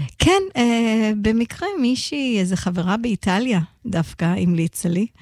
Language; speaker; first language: Hebrew; non-native, fluent; English